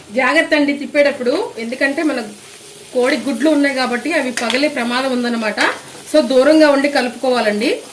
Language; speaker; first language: Telugu; non-native, local second language; Lambadi